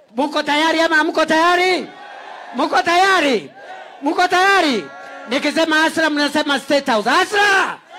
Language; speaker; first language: Swahili; non-native, local second language; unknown